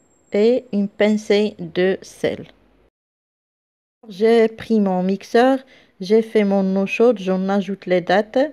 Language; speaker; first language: French; non-native, local second language; Arabic